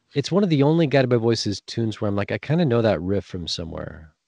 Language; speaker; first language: English; native; English